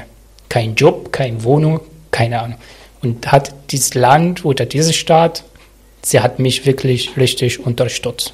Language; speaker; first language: German; non-native, learner; Arabic